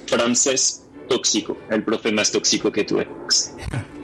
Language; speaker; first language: Spanish; non-native, fluent; French